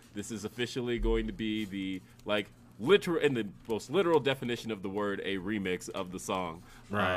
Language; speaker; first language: English; native; English